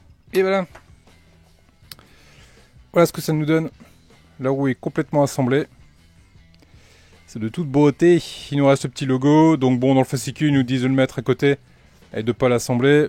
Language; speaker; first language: French; native; French